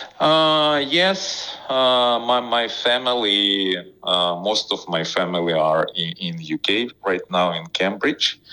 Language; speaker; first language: English; non-native, fluent; Ukrainian